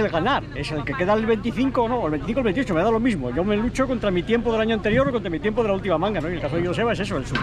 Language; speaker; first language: Spanish; native; Spanish